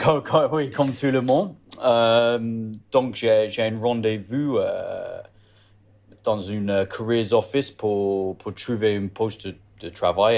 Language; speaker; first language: French; non-native, learner; English